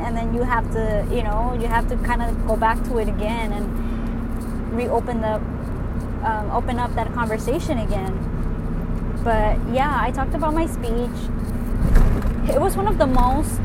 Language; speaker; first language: English; early bilingual, other home language; Spanish